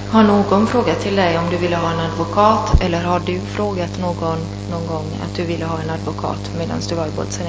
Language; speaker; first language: Swedish; non-native, fluent; Italian